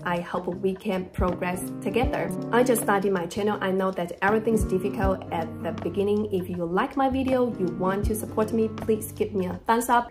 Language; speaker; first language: English; non-native, fluent; Chinese